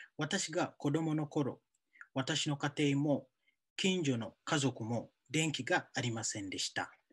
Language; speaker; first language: Japanese; non-native, fluent; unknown